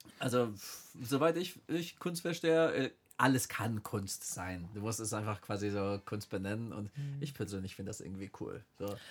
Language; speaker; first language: German; non-native, fluent; English